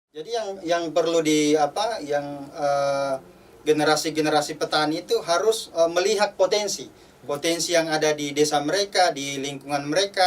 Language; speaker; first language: Indonesian; native; Indonesian